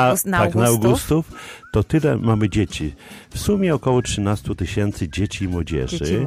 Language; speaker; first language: Polish; native; Polish